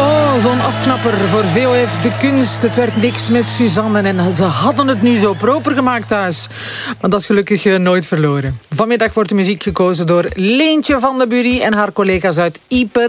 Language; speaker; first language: Dutch; native; Dutch